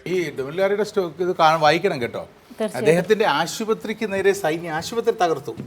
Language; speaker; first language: Malayalam; native; Malayalam